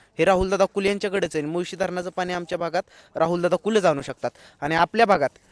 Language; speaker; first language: Marathi; native; Marathi